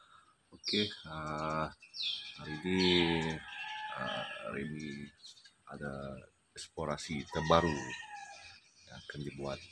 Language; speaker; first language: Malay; non-native, local second language; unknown